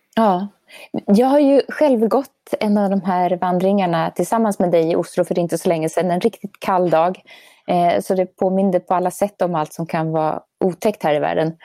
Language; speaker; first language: Swedish; native; Swedish